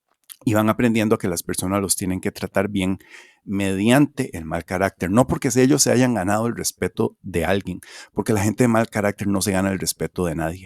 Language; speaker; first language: Spanish; native; Spanish